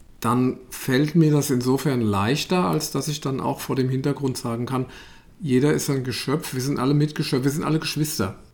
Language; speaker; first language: German; native; German